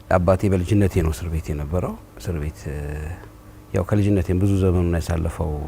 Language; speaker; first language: Amharic; native; Amharic